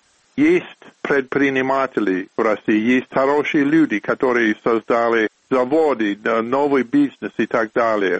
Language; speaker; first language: Russian; non-native, fluent; English